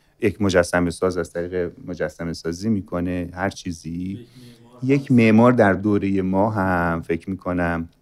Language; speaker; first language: Persian; native; Persian